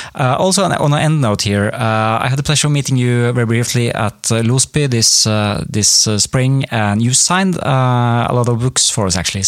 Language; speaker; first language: English; non-native, fluent; Norwegian